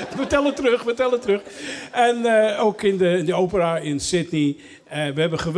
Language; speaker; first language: Dutch; native; Dutch